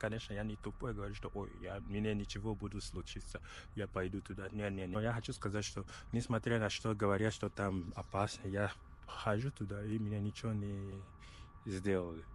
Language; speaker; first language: Russian; non-native, learner; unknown